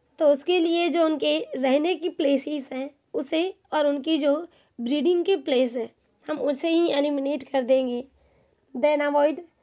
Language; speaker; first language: Hindi; non-native, local second language; Gujarati